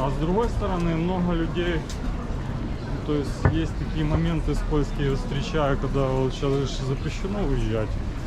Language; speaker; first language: Russian; native; Russian